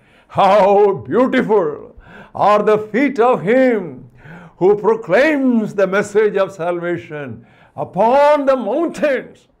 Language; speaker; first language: English; non-native, local second language; Tamil